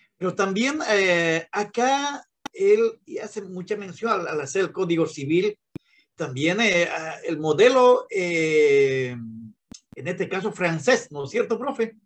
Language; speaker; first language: Spanish; native; Spanish